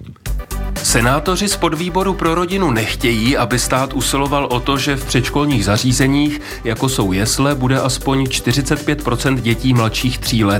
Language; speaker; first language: Czech; native; Czech